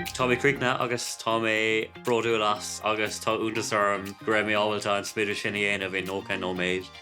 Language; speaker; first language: Irish; non-native, local second language; English